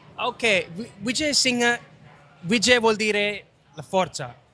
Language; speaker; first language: Italian; non-native, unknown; Sinhala